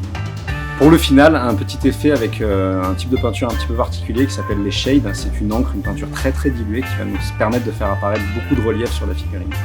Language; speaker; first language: French; native; French